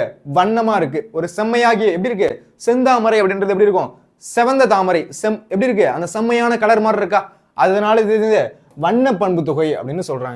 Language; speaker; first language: Tamil; native; Tamil